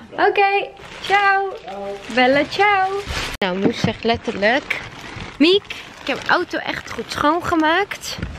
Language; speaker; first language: Dutch; non-native, fluent; Chechen